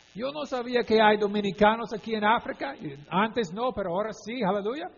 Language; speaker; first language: Spanish; non-native, fluent; English